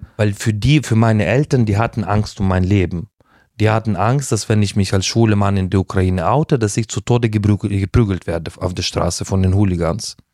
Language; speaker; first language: German; non-native, fluent; Russian